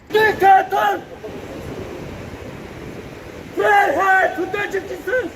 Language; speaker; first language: German; non-native, learner; Tajik